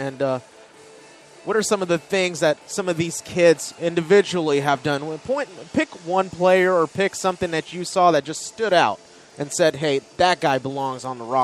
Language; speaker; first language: English; native; English